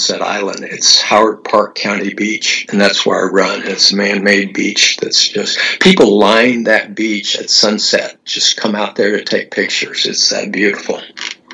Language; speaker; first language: English; native; English